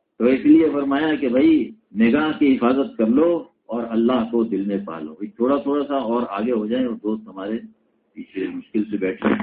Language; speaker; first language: Urdu; native; Urdu